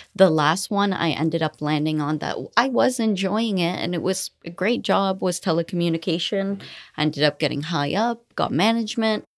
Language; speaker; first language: English; early bilingual, other home language; Arabic